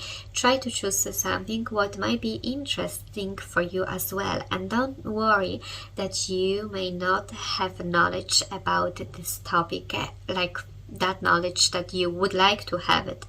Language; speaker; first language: English; non-native, fluent; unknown